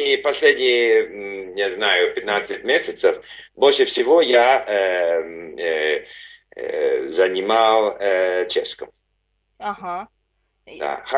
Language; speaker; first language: Russian; non-native, learner; English